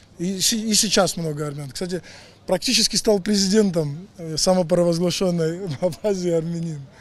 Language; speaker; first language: Russian; non-native, local second language; Georgian